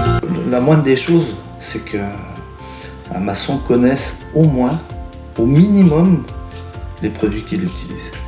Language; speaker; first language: French; native; French